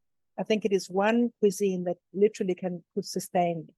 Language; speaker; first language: English; native; English